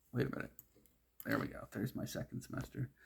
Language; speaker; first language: English; native; English